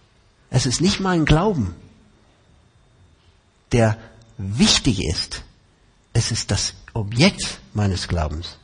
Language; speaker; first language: German; non-native, fluent; English